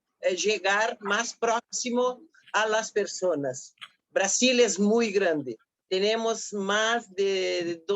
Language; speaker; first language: Spanish; non-native, fluent; Portuguese